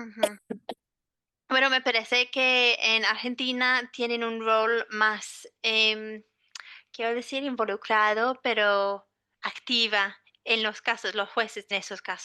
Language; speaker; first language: Spanish; non-native, fluent; English